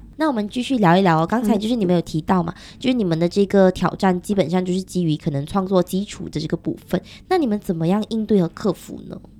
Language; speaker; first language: Chinese; native; Chinese